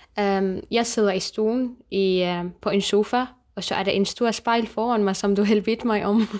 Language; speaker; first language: Danish; non-native, fluent; Kurdish